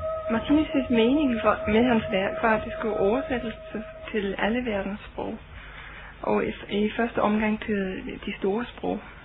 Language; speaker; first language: Danish; non-native, fluent; English